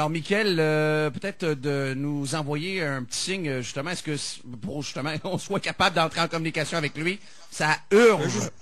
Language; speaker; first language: French; native; French